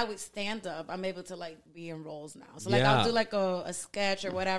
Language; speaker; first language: English; early bilingual, other home language; Spanish